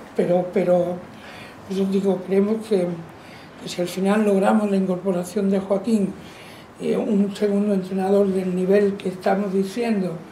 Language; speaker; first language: Spanish; non-native, local second language; Catalan